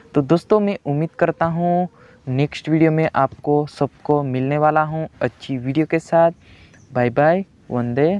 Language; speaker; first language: Hindi; non-native, local second language; Gujarati